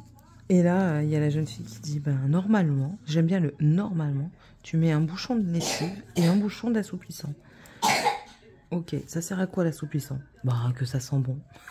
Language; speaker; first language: French; native; French